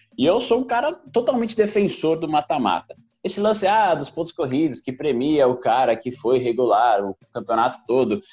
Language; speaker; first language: Portuguese; native; Portuguese